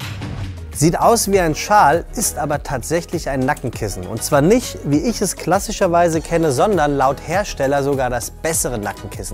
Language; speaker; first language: German; native; German